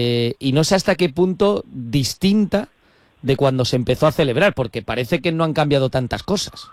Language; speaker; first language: Spanish; native; Spanish